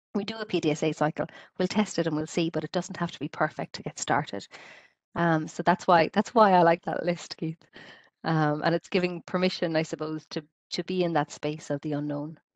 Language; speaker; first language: English; native; English